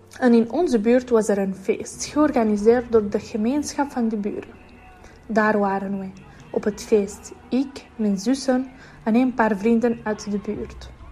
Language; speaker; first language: Dutch; non-native, learner; Ukrainian